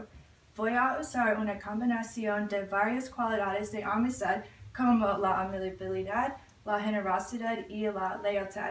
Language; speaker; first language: Spanish; non-native, learner; English